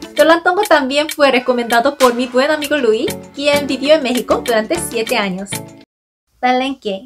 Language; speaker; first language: Spanish; non-native, fluent; Korean